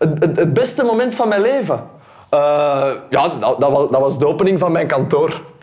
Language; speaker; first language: Dutch; native; Dutch